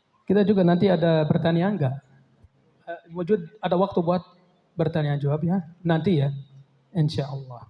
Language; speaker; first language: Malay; non-native, fluent; Arabic